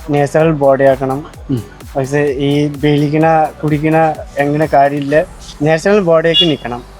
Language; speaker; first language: Malayalam; non-native, local second language; Bangla